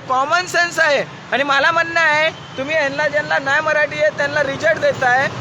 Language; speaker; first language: Marathi; non-native, local second language; Hindi